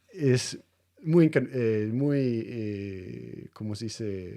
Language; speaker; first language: Spanish; non-native, fluent; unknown